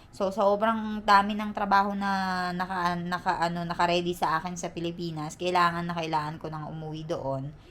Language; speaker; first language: Filipino; non-native, local second language; Cebuano